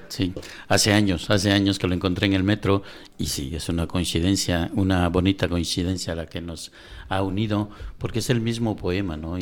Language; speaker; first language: Spanish; native; Spanish